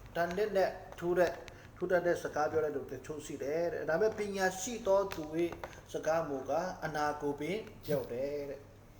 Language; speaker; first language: Burmese; non-native, local second language; Hakha Chin